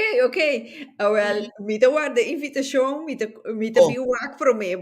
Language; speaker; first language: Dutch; non-native, local second language; Papiamento